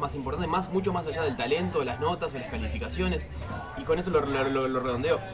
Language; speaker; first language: Spanish; native; Spanish